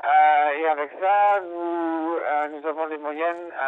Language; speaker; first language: French; non-native, learner; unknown